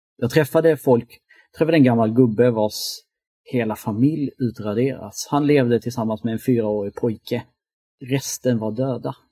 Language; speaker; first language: Swedish; early bilingual, other home language; Albanian